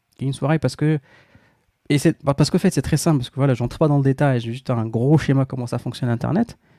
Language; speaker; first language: French; non-native, local second language; Arabic